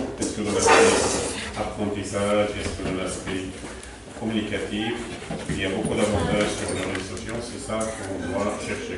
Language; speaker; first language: French; non-native, fluent; Arabic